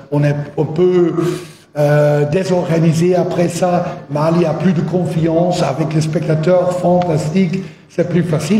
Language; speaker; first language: French; non-native, fluent; Dutch